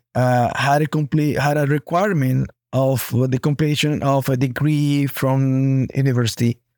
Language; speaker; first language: English; non-native, fluent; Spanish